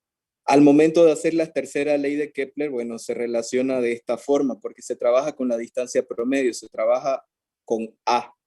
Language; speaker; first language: Spanish; native; Spanish